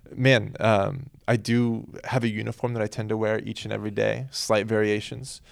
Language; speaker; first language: English; native; English